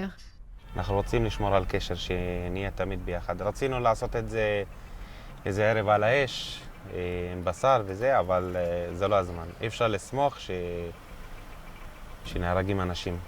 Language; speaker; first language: Hebrew; non-native, local second language; Arabic